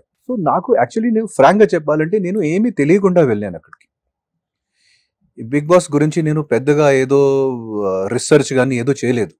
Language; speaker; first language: Telugu; non-native, fluent; Hindi